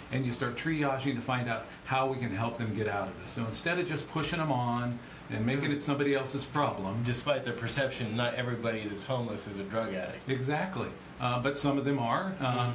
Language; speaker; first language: English; native; English